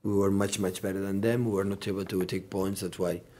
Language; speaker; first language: English; non-native, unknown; Catalan